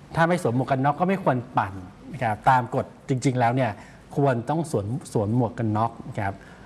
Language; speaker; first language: Thai; native; Thai